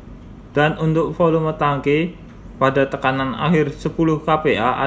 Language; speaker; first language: Indonesian; native; Indonesian